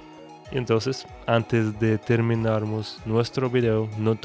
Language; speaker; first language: Spanish; non-native, learner; Portuguese